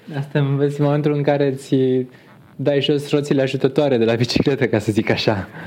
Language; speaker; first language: Romanian; native; Romanian